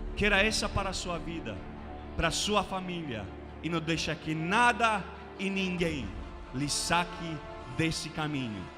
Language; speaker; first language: Portuguese; non-native, fluent; Romanian